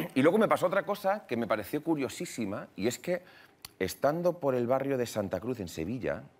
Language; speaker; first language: Spanish; native; Spanish